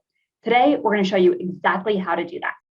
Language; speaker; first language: English; native; English